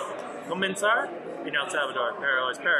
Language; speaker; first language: Spanish; non-native, learner; English